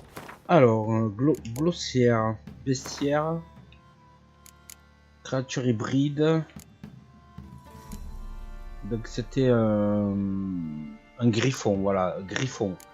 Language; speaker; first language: French; native; French